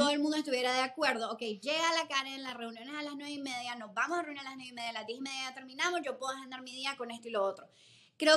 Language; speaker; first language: Spanish; native; Spanish